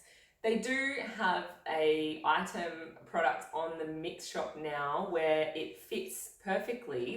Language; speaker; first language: English; native; English